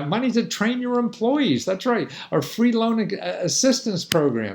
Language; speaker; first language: English; native; English